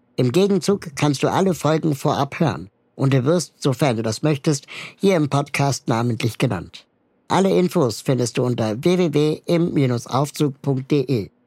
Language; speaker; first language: German; native; German